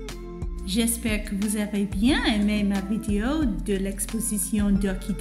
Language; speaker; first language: French; non-native, fluent; English